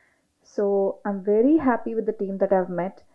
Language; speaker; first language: Tamil; non-native, learner; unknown